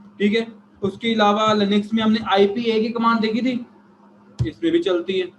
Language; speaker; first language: Urdu; native; Urdu